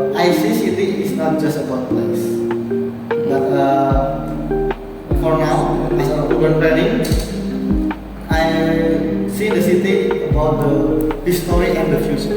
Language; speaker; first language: English; non-native, learner; Indonesian